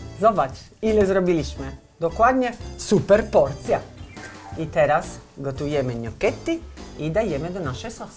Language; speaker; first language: Polish; non-native, learner; Italian